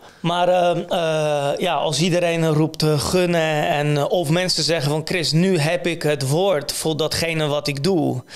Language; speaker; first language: Dutch; non-native, fluent; Polish